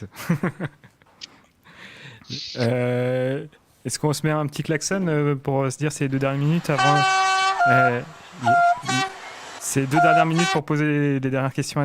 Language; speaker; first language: French; native; French